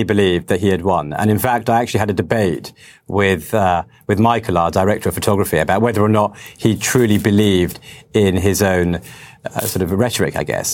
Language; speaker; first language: English; native; English